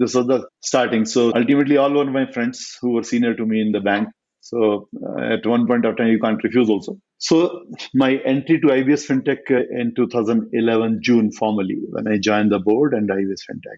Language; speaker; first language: English; non-native, local second language; Hindi